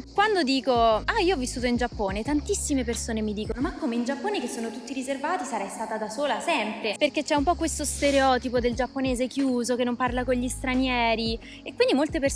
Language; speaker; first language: Italian; native; Italian